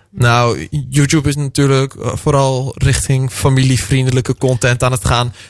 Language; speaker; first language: Dutch; native; Dutch